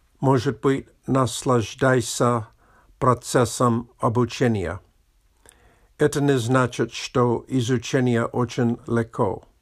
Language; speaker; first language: Russian; non-native, learner; English